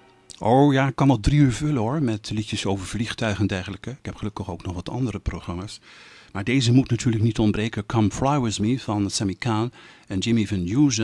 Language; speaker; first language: Dutch; native; Dutch